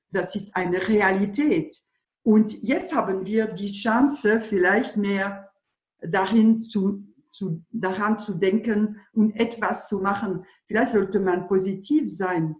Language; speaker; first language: German; non-native, fluent; French